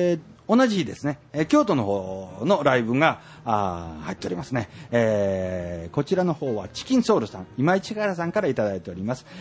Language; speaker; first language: Japanese; native; Japanese